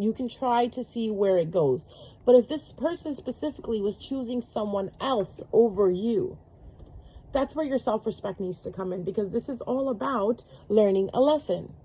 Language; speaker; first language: English; native; English